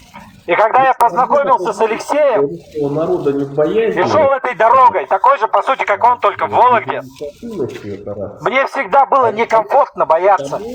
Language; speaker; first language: Russian; native; Russian